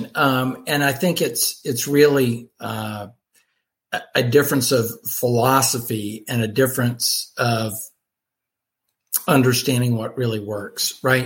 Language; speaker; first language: English; native; English